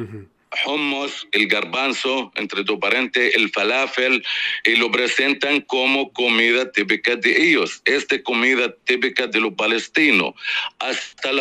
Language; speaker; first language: Spanish; non-native, fluent; Arabic